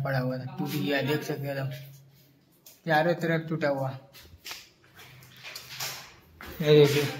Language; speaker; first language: Hindi; non-native, local second language; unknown